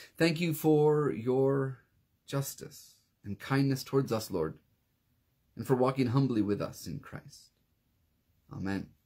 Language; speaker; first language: English; native; English